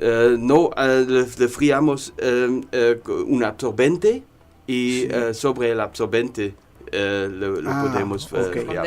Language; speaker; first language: Spanish; non-native, learner; German